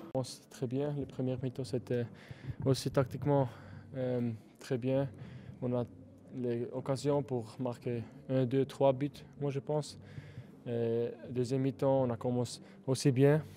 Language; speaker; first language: French; non-native, learner; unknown